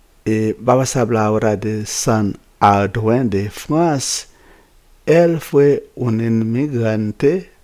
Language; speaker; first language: Spanish; non-native, fluent; Haitian Creole